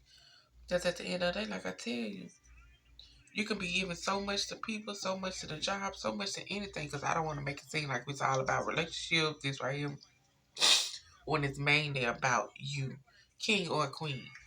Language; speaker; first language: English; native; English